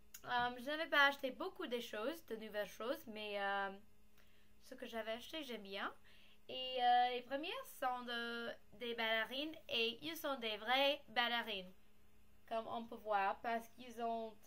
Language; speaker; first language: French; non-native, learner; English